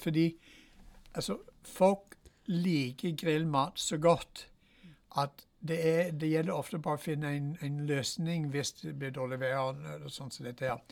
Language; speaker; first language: Norwegian; non-native, fluent; English